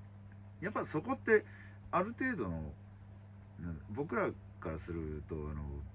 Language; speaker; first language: Japanese; native; Japanese